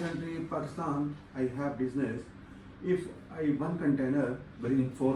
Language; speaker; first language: English; non-native, learner; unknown